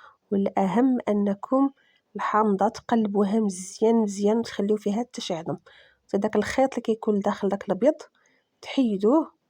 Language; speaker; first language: Arabic; native; Arabic